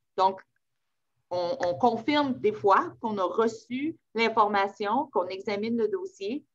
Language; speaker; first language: French; native; French